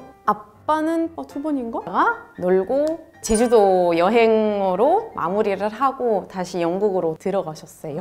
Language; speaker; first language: Korean; non-native, fluent; Arabic